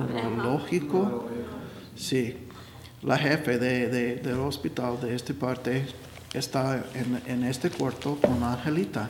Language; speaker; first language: Spanish; non-native, learner; English